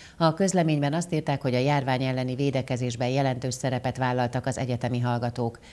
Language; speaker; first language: Hungarian; native; Hungarian